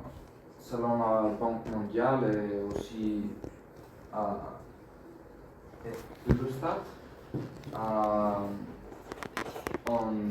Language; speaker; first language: French; non-native, learner; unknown